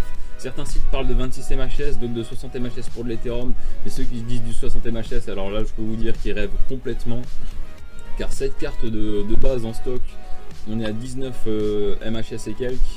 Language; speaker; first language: French; native; French